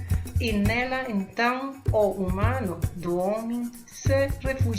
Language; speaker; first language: Portuguese; non-native, fluent; Spanish